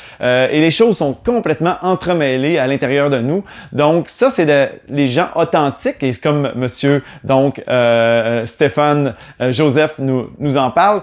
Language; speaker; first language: French; native; French